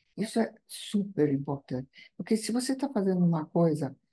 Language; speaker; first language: Portuguese; non-native, fluent; Italian